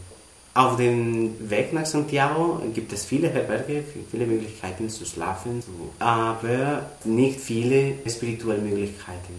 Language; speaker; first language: German; non-native, learner; Spanish